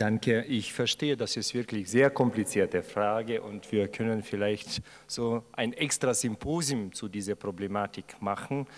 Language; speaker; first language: German; non-native, fluent; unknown